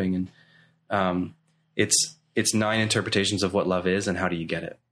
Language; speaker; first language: English; native; English